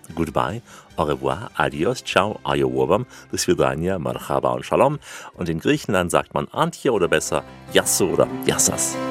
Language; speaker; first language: German; native; German